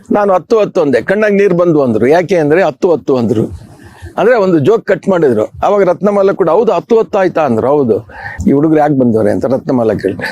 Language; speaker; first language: Kannada; native; Kannada